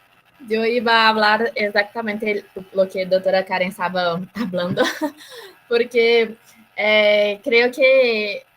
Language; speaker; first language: Spanish; non-native, learner; Portuguese